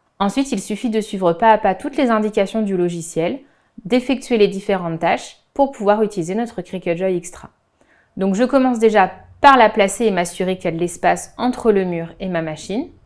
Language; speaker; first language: French; native; French